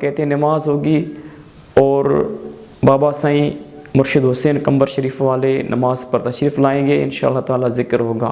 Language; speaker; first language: Urdu; non-native, local second language; Sindhi